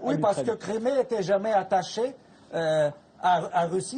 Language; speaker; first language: French; non-native, fluent; Russian